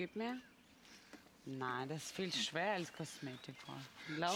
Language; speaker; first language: German; non-native, fluent; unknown